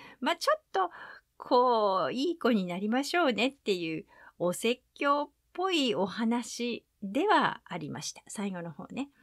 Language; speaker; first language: Japanese; native; Japanese